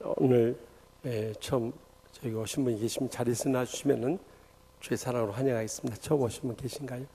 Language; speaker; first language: Korean; native; Korean